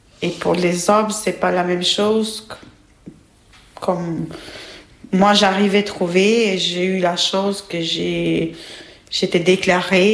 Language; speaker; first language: French; non-native, learner; Albanian